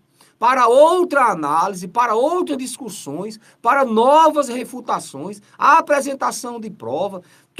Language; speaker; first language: Portuguese; native; Portuguese